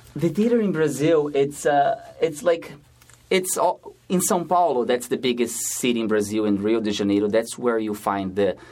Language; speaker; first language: English; non-native, fluent; Portuguese